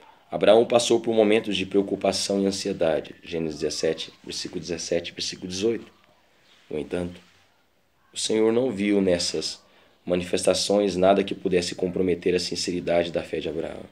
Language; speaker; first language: Portuguese; native; Portuguese